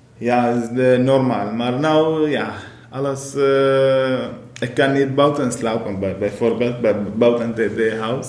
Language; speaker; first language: Dutch; non-native, learner; Arabic